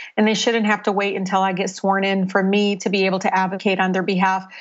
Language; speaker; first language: English; native; English